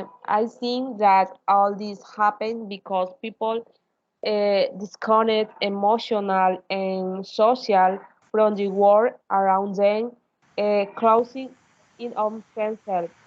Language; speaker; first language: English; non-native, learner; Spanish